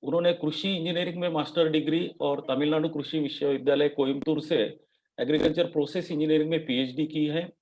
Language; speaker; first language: Hindi; non-native, local second language; Marathi